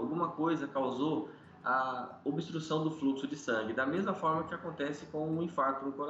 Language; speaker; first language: Portuguese; native; Portuguese